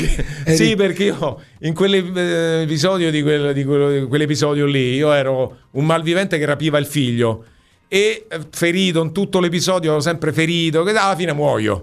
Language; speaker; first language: Italian; native; Italian